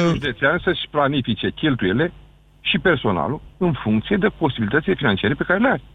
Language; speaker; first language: Romanian; native; Romanian